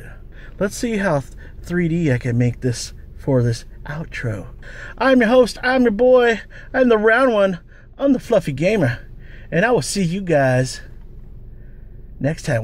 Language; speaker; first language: English; native; English